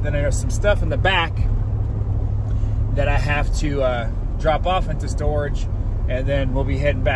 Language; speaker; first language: English; native; English